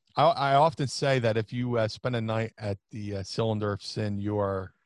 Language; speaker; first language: English; native; English